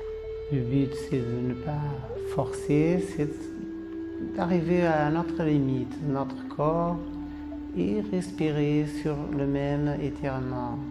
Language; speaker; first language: French; non-native, fluent; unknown